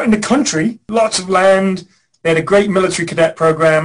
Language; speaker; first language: English; native; English